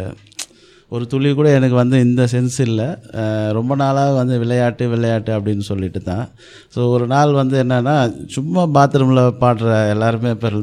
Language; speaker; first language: Tamil; native; Tamil